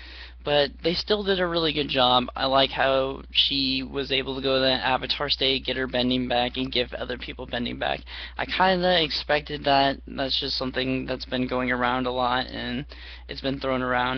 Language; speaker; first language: English; native; English